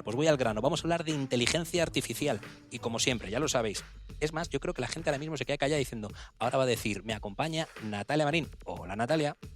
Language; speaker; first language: Spanish; native; Spanish